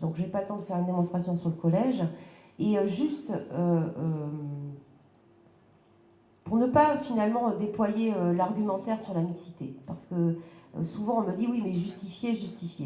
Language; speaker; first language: French; native; French